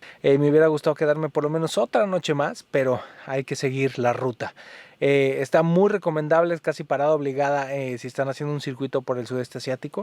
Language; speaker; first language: Spanish; native; Spanish